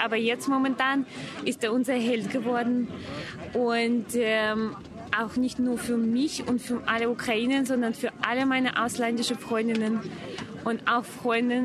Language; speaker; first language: German; non-native, fluent; Ukrainian